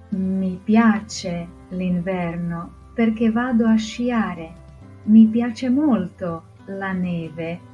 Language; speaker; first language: Italian; non-native, fluent; Croatian